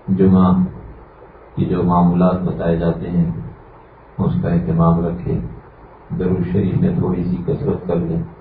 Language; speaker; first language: Urdu; native; Urdu